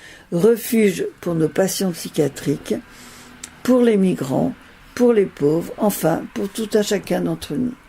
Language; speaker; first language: French; native; French